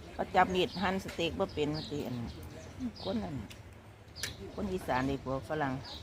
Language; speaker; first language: Thai; native; Thai